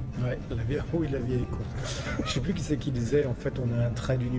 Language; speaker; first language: French; native; French